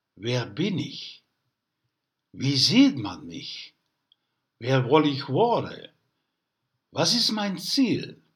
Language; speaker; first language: German; non-native, learner; Dutch